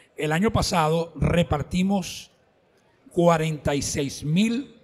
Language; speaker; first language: Spanish; native; Spanish